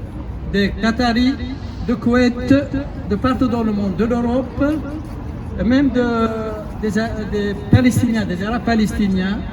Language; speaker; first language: French; non-native, fluent; Kurdish